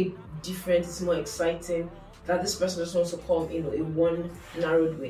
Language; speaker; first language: English; non-native, local second language; Yoruba